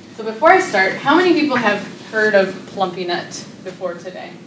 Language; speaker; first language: English; native; English